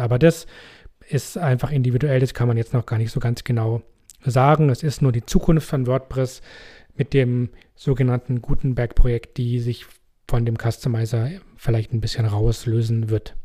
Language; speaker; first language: German; native; German